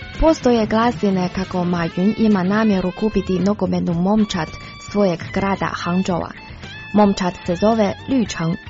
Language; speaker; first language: Croatian; non-native, fluent; Chinese